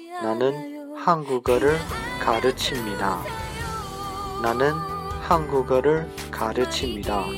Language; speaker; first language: Korean; non-native, fluent; Chinese